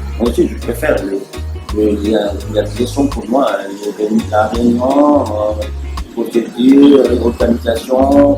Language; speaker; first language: French; non-native, local second language; Malagasy